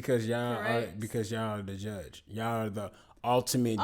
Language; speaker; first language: English; native; English